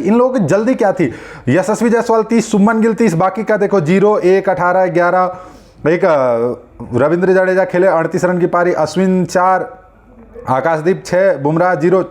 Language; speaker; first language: Hindi; native; Hindi